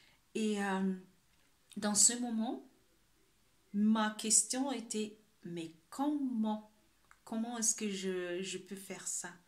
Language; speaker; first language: French; non-native, fluent; Spanish